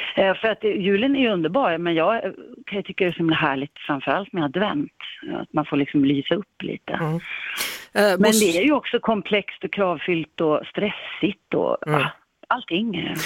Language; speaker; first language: Swedish; native; Swedish